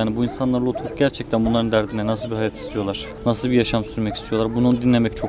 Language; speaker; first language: Turkish; native; Turkish